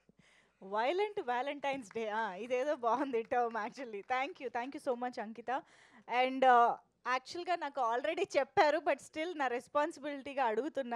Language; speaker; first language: Telugu; native; Telugu